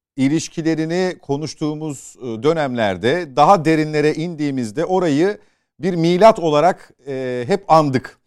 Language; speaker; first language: Turkish; native; Turkish